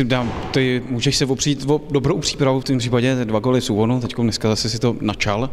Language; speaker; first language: Czech; native; Czech